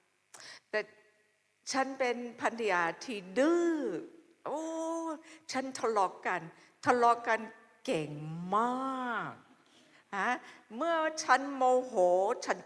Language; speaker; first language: Thai; non-native, fluent; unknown